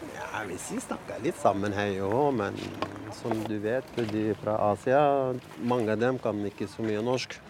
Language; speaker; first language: Norwegian; non-native, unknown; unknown